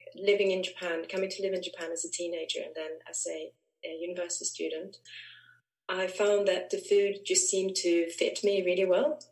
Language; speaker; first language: English; non-native, fluent; Swedish